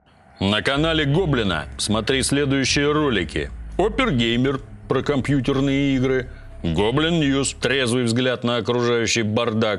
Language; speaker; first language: Russian; native; Russian